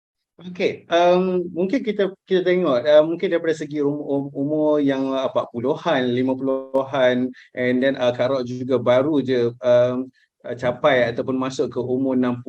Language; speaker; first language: Malay; native; Malay